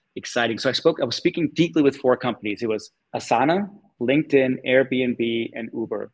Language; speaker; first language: English; non-native, fluent; Danish